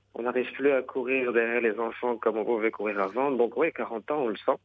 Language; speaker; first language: French; non-native, local second language; Arabic